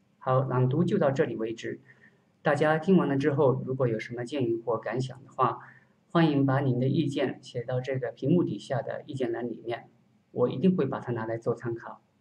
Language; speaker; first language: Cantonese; non-native, learner; Japanese